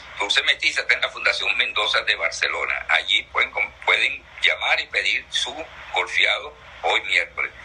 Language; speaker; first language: Spanish; native; Spanish